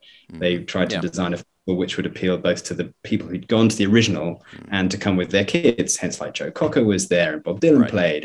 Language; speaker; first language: English; native; English